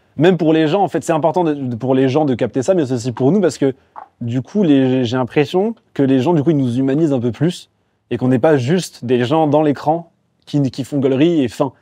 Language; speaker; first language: French; native; French